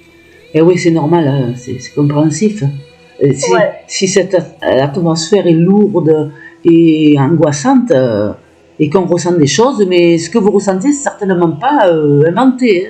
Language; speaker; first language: French; native; French